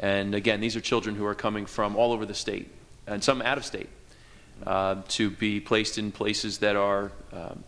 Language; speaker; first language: English; native; English